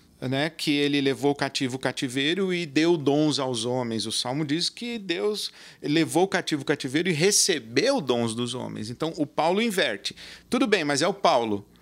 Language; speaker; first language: Portuguese; native; Portuguese